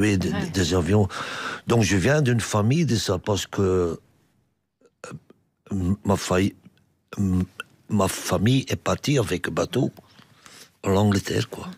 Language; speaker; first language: French; non-native, local second language; Dutch